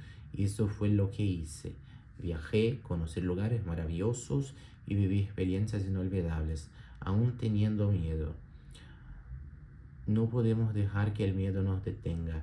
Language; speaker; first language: Spanish; non-native, learner; Portuguese